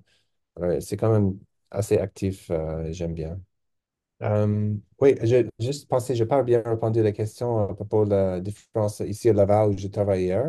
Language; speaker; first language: French; non-native, local second language; English